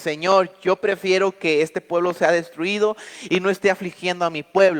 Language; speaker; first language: Spanish; native; Spanish